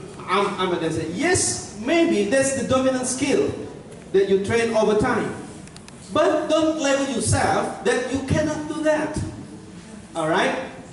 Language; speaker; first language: English; non-native, fluent; Indonesian